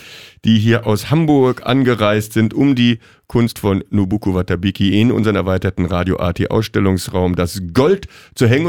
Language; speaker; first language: German; native; German